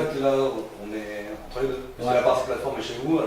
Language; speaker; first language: French; native; French